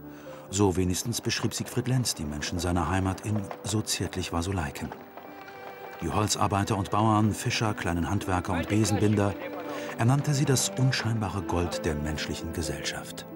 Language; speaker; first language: German; native; German